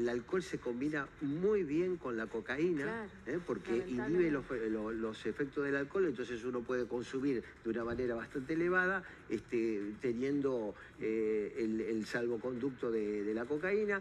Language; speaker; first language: Spanish; native; Spanish